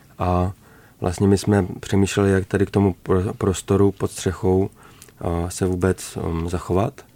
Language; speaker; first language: Czech; native; Czech